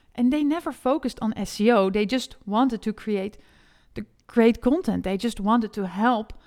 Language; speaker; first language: English; non-native, fluent; Dutch